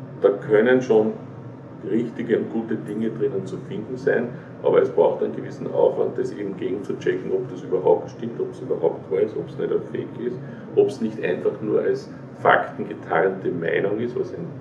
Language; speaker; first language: German; native; German